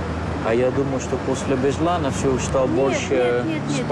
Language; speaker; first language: Russian; non-native, learner; Dutch